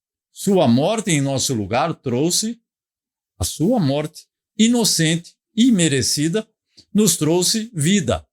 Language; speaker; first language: Portuguese; native; Portuguese